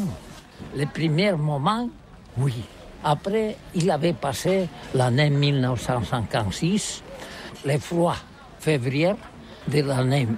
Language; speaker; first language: French; non-native, learner; Catalan